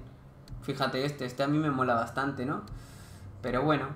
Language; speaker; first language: Spanish; native; Spanish